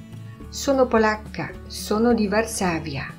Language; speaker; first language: Italian; non-native, fluent; Polish